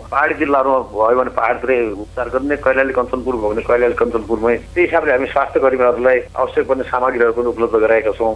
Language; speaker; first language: Nepali; native; Nepali